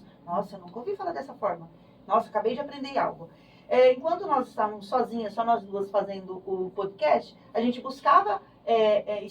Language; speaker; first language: Portuguese; native; Portuguese